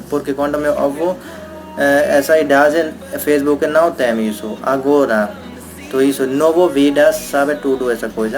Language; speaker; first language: Portuguese; non-native, learner; Hindi